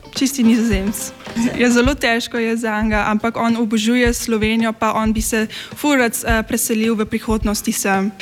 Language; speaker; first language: Slovenian; early bilingual, heritage; Dutch